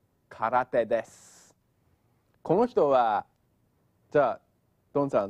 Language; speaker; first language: Japanese; non-native, fluent; English